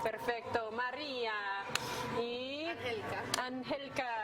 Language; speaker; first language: Spanish; non-native, learner; English